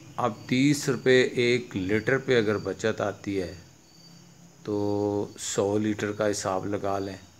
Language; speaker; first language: Urdu; native; Urdu